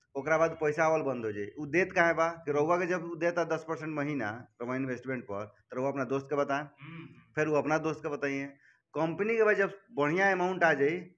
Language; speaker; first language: Hindi; native; Hindi